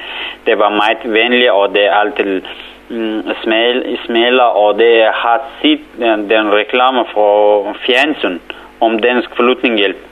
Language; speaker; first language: Danish; non-native, learner; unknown